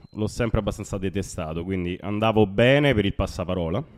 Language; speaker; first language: Italian; native; Italian